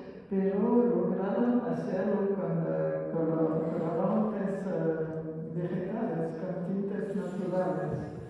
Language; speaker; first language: Spanish; non-native, fluent; French